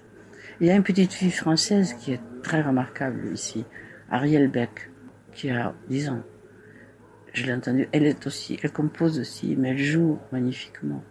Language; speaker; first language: French; non-native, fluent; Spanish